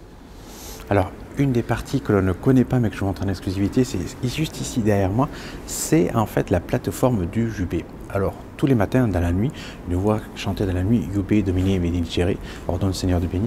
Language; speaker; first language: French; native; French